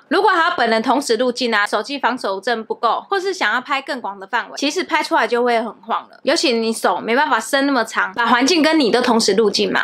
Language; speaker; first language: Chinese; native; Chinese